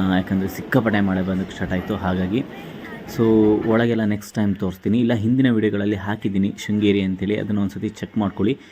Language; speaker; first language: Kannada; native; Kannada